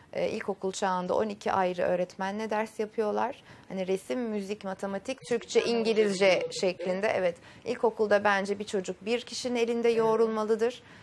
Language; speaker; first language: Turkish; native; Turkish